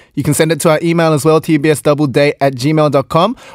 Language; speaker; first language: English; native; English